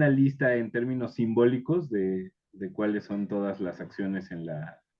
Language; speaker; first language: Spanish; native; Spanish